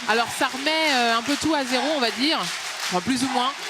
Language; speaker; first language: French; native; French